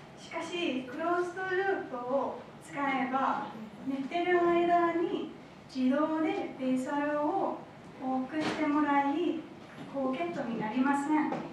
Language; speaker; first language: Japanese; non-native, fluent; English